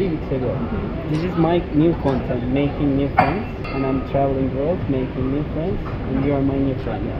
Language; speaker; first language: English; non-native, learner; Turkish